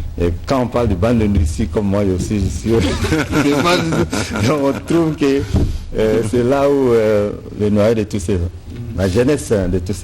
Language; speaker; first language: French; non-native, local second language; Lingala